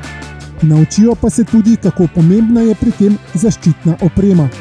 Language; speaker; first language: Slovenian; native; Slovenian